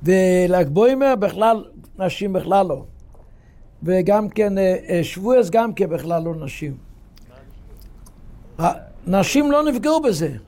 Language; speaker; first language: Hebrew; non-native, local second language; Yiddish